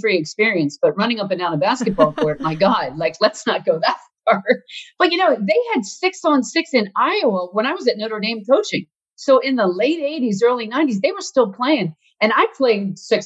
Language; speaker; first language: English; native; English